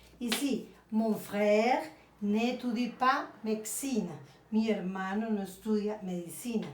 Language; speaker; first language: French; non-native, fluent; Spanish